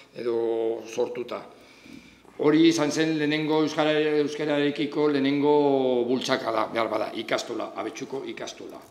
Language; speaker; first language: Basque; non-native, local second language; Spanish